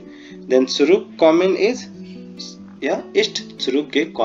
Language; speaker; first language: German; non-native, fluent; Hindi